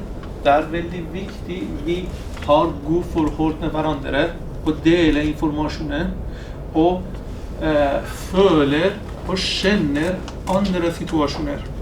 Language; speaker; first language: Norwegian; non-native, learner; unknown